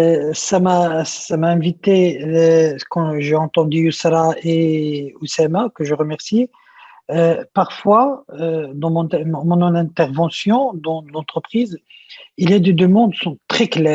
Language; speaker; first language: French; non-native, local second language; Arabic